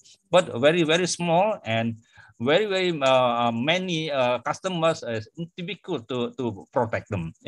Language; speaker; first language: English; non-native, fluent; Indonesian